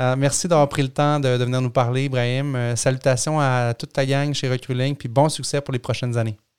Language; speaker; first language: French; native; French